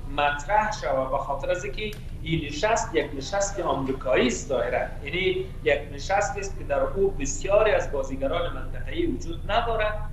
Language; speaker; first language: Persian; native; Persian